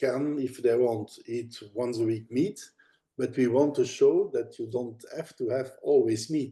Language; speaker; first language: English; non-native, fluent; Dutch